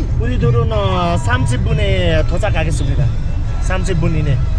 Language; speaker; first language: Korean; non-native, learner; Nepali